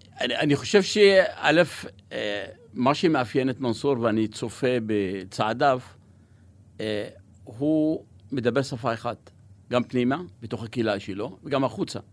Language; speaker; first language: Hebrew; non-native, local second language; Arabic